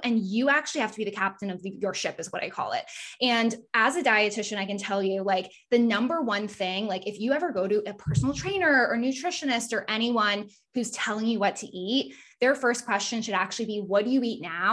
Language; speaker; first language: English; native; English